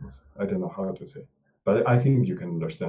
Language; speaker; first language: English; non-native, learner; Spanish